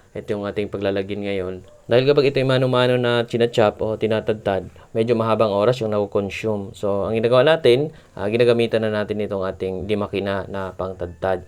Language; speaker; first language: Filipino; non-native, local second language; Cebuano